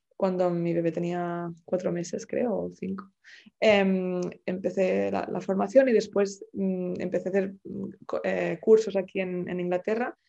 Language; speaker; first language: Spanish; native; Spanish